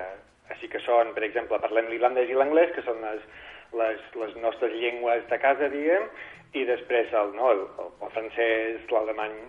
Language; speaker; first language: Catalan; non-native, fluent; English